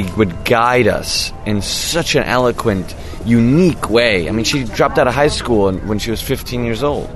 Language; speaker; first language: English; native; English